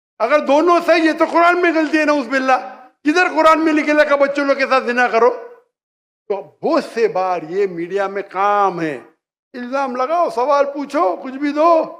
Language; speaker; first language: Urdu; non-native, local second language; Konkani